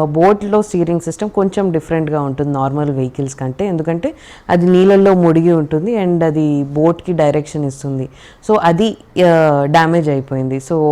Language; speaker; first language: Telugu; native; Telugu